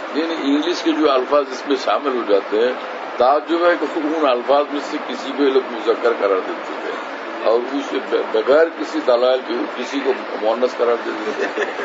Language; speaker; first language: Urdu; non-native, fluent; Bangla